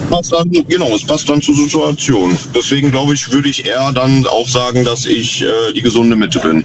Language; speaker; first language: German; native; German